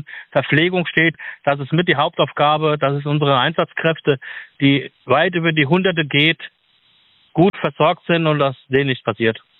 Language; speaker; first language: German; native; German